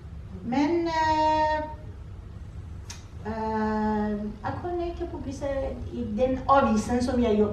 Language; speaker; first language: Norwegian; non-native, fluent; Persian